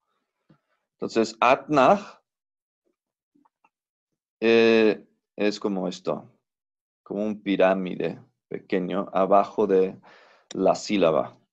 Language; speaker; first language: Spanish; non-native, fluent; English